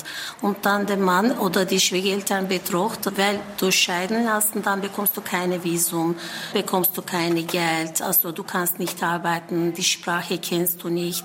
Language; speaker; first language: German; non-native, learner; Turkish